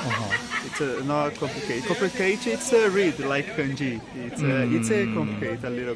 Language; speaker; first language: English; non-native, learner; Portuguese